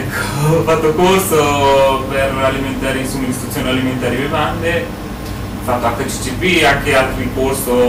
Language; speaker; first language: Italian; non-native, learner; Bangla